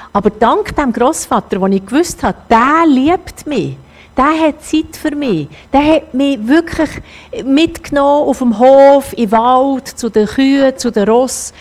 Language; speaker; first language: German; native; German